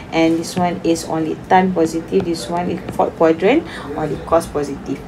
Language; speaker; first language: English; non-native, local second language; Malay